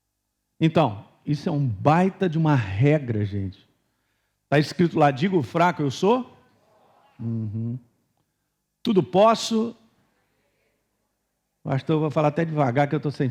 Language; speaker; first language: Portuguese; native; Portuguese